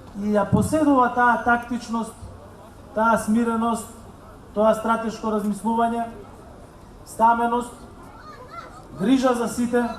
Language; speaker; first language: Macedonian; native; Macedonian